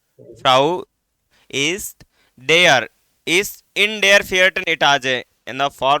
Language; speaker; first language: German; non-native, learner; Hindi